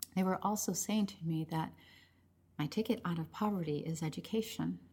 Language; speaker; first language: English; early bilingual, other home language; Spanish